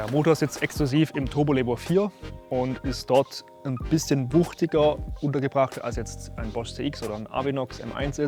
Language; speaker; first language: German; native; German